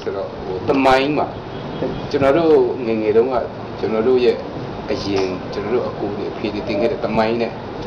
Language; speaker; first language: Burmese; non-native, local second language; Kachin